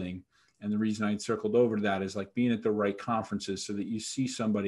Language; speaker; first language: English; native; English